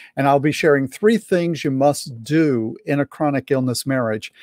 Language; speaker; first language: English; native; English